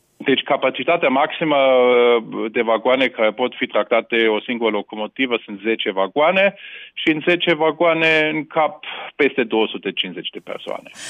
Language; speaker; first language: Romanian; non-native, fluent; German